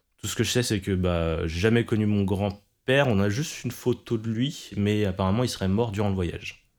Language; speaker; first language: French; early bilingual, other home language; Cantonese